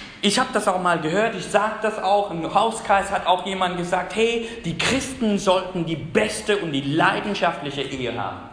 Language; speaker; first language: German; non-native, fluent; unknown